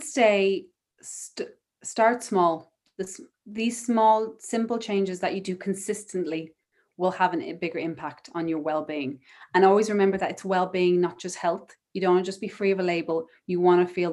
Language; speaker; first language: English; native; English